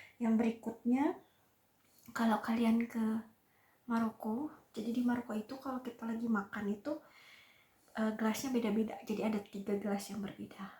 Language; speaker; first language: Indonesian; native; Indonesian